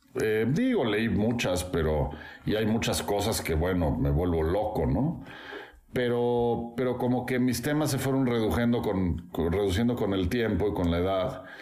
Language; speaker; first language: Spanish; native; Spanish